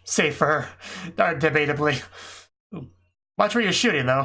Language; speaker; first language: English; native; English